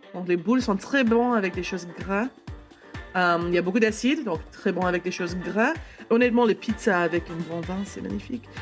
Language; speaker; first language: French; non-native, fluent; English